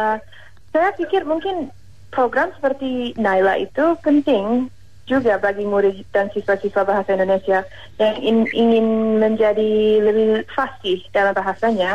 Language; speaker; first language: Indonesian; non-native, fluent; English